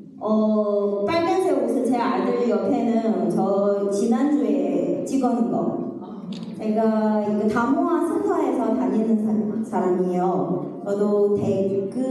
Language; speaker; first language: Korean; non-native, learner; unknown